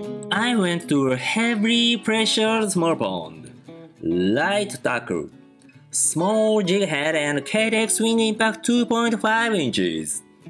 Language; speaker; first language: English; non-native, fluent; Japanese